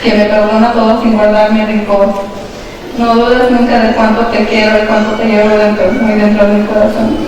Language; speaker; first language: Spanish; early bilingual, heritage; Spanish